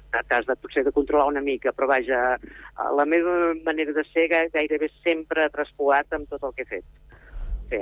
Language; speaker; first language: Catalan; native; Catalan